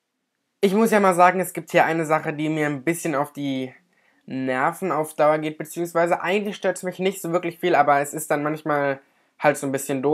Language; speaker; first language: German; native; German